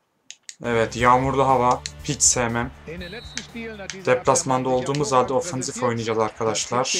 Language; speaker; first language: Turkish; native; Turkish